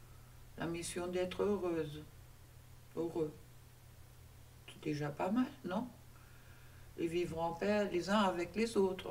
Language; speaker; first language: French; non-native, fluent; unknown